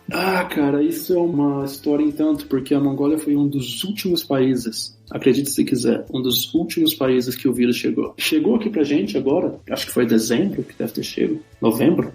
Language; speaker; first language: Portuguese; native; Portuguese